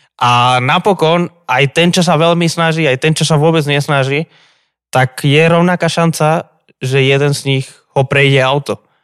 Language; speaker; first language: Slovak; non-native, fluent; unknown